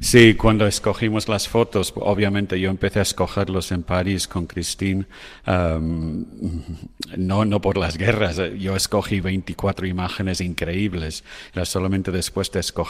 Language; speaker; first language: Spanish; non-native, fluent; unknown